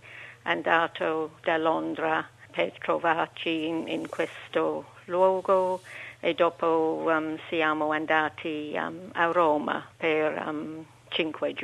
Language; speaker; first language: Italian; non-native, learner; English